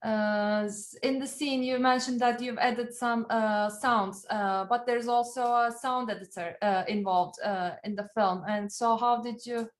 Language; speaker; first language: English; non-native, fluent; Turkish